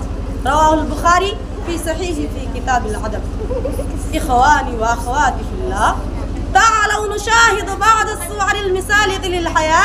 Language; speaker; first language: Arabic; non-native, learner; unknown